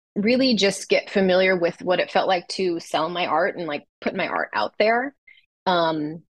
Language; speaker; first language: English; native; English